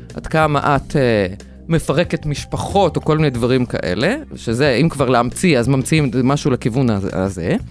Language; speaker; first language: Hebrew; non-native, fluent; Lithuanian